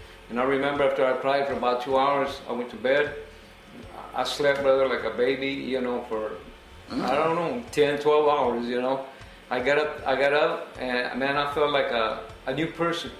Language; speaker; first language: English; early bilingual, other home language; Spanish